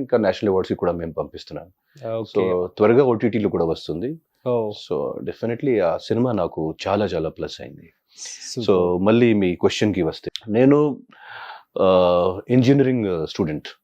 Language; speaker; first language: Telugu; non-native, local second language; Hindi